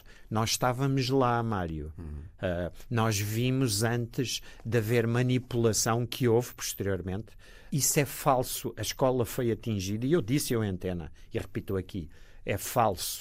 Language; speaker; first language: Portuguese; native; Portuguese